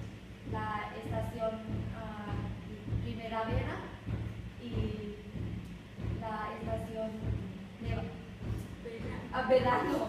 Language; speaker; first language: Spanish; non-native, learner; Vietnamese